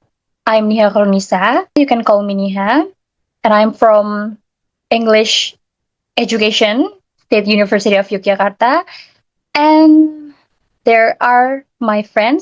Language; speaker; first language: English; non-native, learner; Indonesian